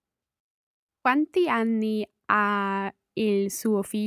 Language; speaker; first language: Italian; non-native, learner; English